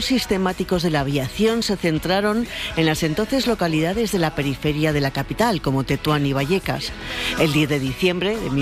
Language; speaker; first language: Spanish; native; Spanish